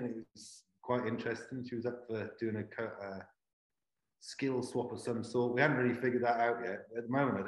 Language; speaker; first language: English; native; English